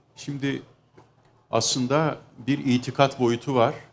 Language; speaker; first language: Turkish; native; Turkish